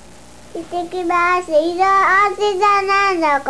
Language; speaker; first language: Japanese; native; Japanese